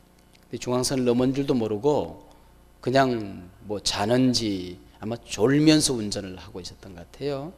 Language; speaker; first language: Korean; native; Korean